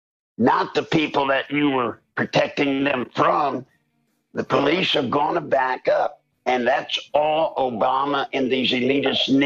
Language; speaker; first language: English; native; English